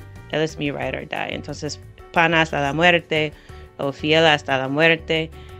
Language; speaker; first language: Spanish; non-native, fluent; English